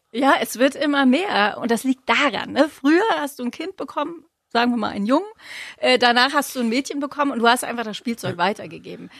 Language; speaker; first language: German; native; German